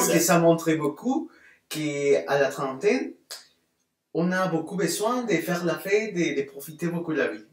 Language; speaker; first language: French; non-native, fluent; Spanish